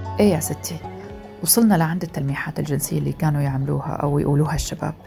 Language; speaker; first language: Arabic; native; Arabic